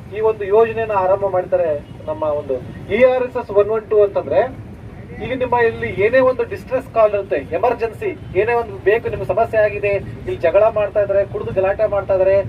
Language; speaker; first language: Kannada; native; Kannada